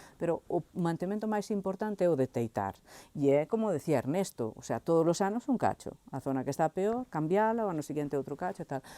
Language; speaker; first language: Galician; native; Galician